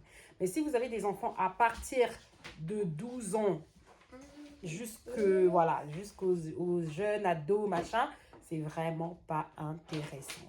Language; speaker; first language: French; native; French